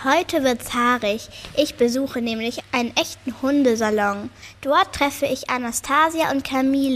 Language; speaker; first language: German; native; German